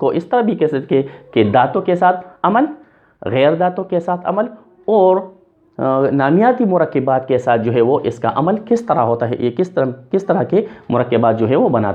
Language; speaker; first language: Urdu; non-native, local second language; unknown